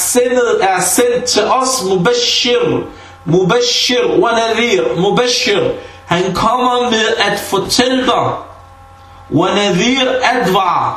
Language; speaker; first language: Danish; early bilingual, other home language; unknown